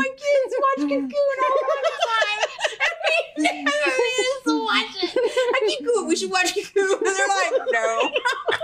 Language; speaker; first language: English; native; English